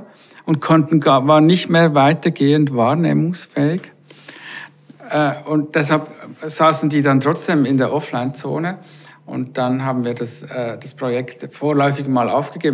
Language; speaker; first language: German; native; German